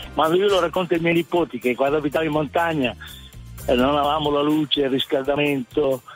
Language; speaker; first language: Italian; native; Italian